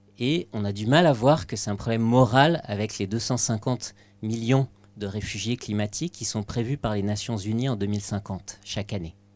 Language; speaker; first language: French; native; French